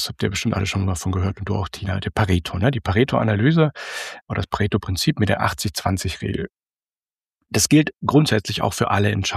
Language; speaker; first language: German; native; German